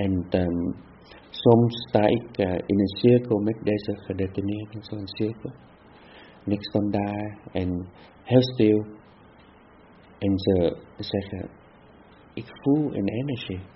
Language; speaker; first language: Dutch; non-native, fluent; Vietnamese